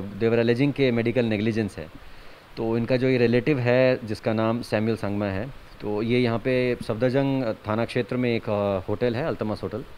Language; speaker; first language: Hindi; native; Hindi